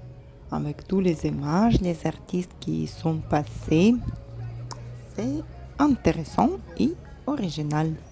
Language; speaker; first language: French; non-native, fluent; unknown